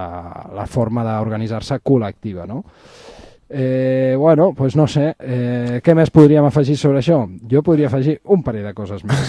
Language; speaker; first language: Catalan; native; Catalan